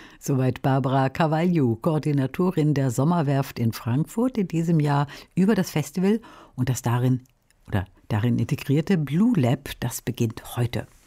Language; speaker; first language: German; native; German